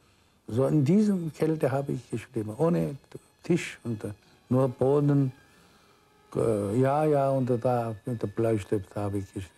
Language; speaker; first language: German; non-native, fluent; Korean